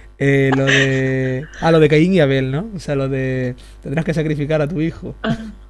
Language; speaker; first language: Spanish; native; Spanish